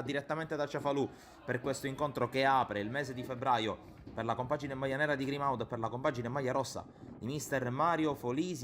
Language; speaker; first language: Italian; native; Italian